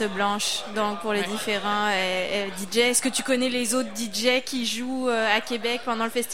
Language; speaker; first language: French; native; French